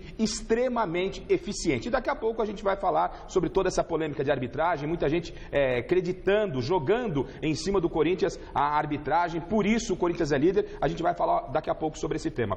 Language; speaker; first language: Portuguese; native; Portuguese